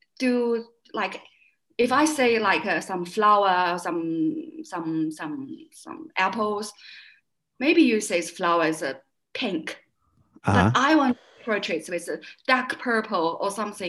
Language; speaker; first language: English; non-native, fluent; Chinese